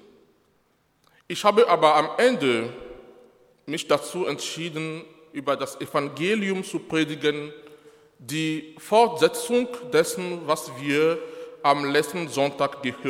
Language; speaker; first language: German; non-native, fluent; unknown